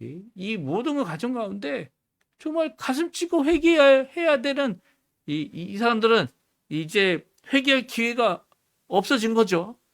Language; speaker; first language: Korean; native; Korean